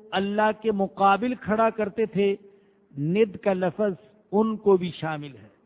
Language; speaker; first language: Urdu; non-native, local second language; Punjabi